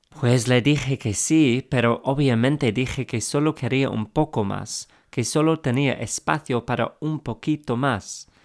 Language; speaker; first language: Spanish; non-native, fluent; English